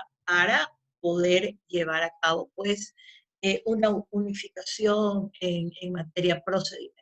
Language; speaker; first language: Spanish; native; Spanish